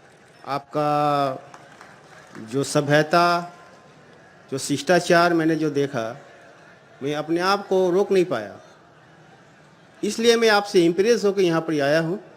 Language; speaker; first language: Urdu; non-native, local second language; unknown